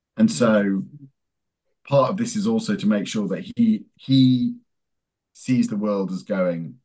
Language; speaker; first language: English; native; English